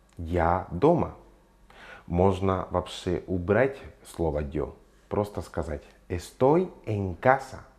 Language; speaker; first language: Russian; non-native, fluent; Spanish